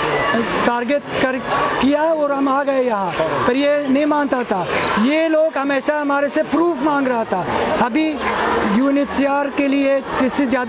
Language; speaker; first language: Hindi; non-native, fluent; Persian